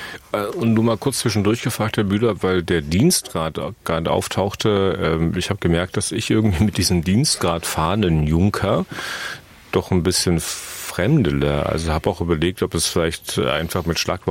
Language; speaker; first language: German; native; German